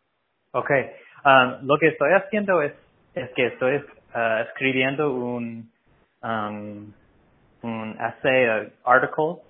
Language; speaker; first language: Spanish; non-native, fluent; English